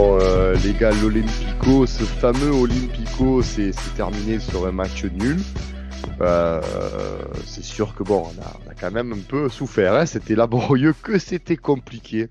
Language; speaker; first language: French; native; French